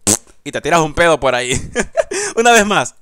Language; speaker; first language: Spanish; native; Spanish